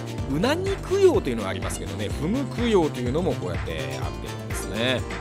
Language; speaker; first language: Japanese; native; Japanese